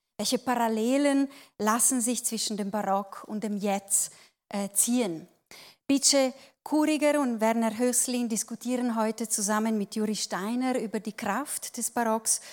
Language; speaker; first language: German; non-native, local second language; Italian